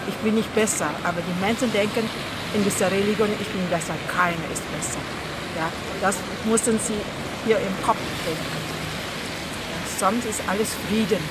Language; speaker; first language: German; non-native, learner; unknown